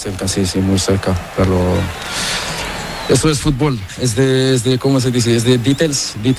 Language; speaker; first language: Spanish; non-native, learner; Portuguese